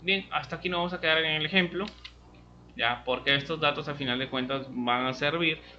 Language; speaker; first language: Spanish; native; Spanish